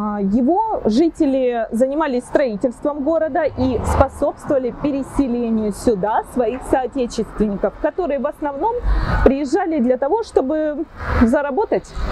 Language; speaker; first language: Russian; native; Russian